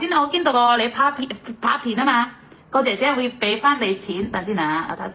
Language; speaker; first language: Cantonese; non-native, fluent; Indonesian